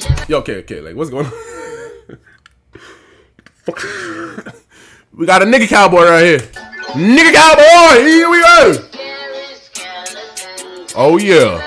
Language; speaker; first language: English; native; English